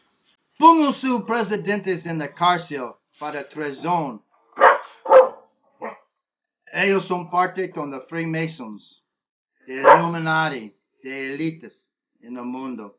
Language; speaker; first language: Spanish; non-native, learner; English